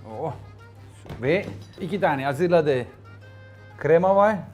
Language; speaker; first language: Turkish; non-native, learner; Italian